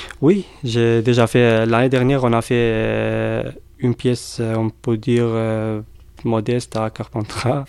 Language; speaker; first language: French; non-native, learner; Arabic